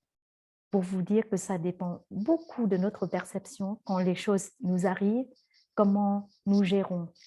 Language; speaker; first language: French; non-native, fluent; Vietnamese